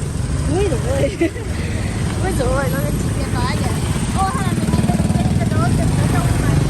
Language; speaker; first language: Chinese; non-native, learner; Vietnamese